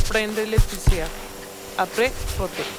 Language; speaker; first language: French; non-native, learner; Spanish